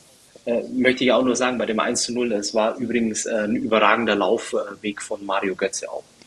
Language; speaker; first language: German; native; German